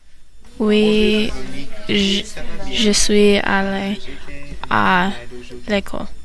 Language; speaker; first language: French; non-native, learner; English